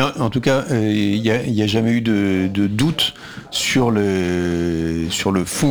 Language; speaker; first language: French; native; French